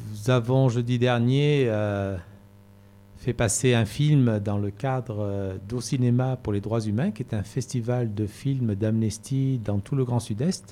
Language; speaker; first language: French; native; French